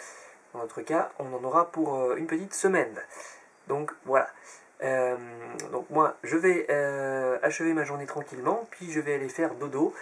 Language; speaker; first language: French; native; French